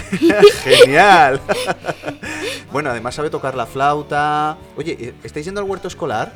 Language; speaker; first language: Spanish; native; Spanish